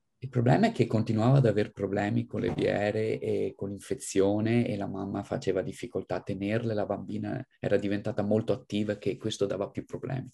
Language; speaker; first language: Italian; native; Italian